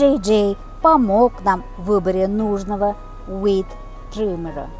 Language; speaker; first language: Russian; non-native, local second language; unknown